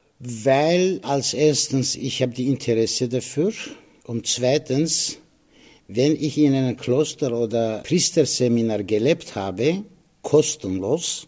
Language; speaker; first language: German; non-native, fluent; Aramaic